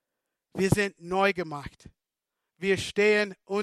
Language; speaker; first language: German; non-native, fluent; English